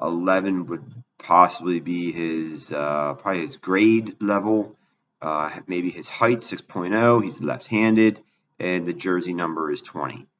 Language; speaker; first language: English; native; English